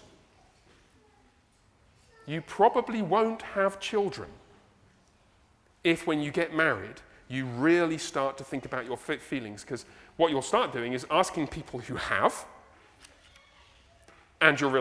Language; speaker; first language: English; native; English